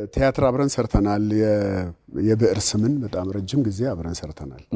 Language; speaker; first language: Amharic; native; Amharic